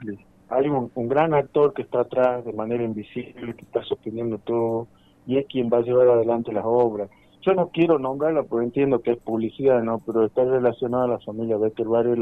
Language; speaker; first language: Spanish; native; Spanish